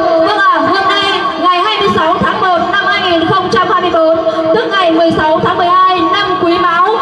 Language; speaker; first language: Vietnamese; non-native, local second language; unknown